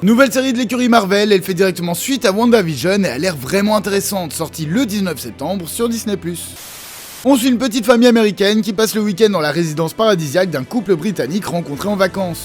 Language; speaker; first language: French; native; French